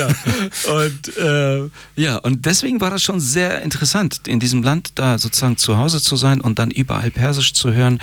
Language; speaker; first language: German; early bilingual, other home language; Persian